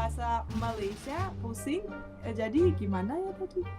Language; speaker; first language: Indonesian; non-native, fluent; Russian